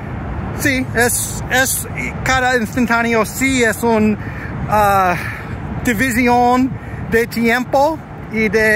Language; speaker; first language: Spanish; non-native, learner; English